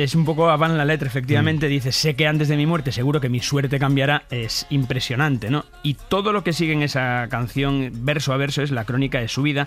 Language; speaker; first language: Spanish; native; Spanish